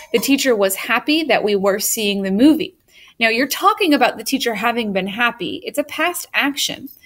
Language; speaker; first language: English; native; English